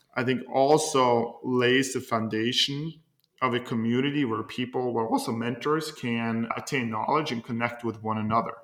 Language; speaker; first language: English; non-native, fluent; Norwegian